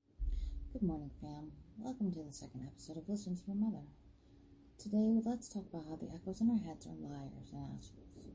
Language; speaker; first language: English; native; English